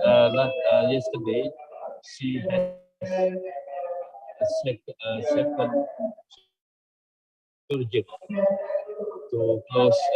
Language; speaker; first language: English; non-native, learner; Indonesian